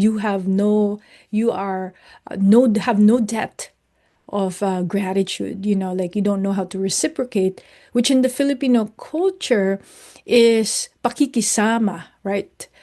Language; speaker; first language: English; non-native, local second language; Filipino